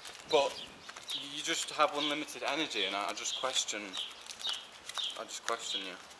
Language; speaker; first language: English; native; English